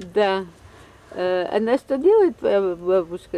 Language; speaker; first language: Russian; non-native, learner; Bulgarian